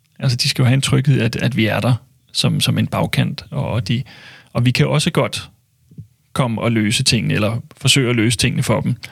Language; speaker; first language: Danish; native; Danish